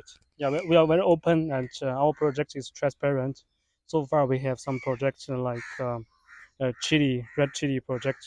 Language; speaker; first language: English; non-native, fluent; Chinese